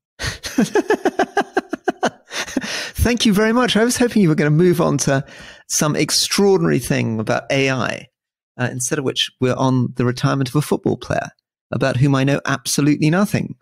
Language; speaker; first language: English; native; English